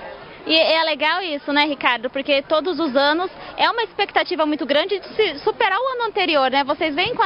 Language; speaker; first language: Portuguese; native; Portuguese